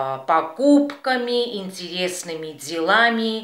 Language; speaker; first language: Russian; non-native, fluent; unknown